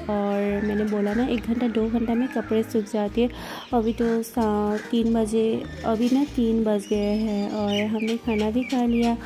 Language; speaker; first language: Hindi; non-native, local second language; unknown